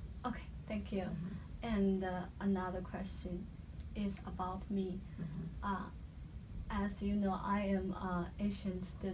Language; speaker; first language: English; non-native, learner; Chinese